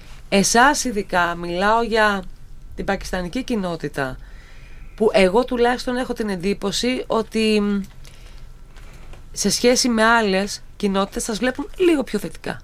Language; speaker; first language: Greek; native; Greek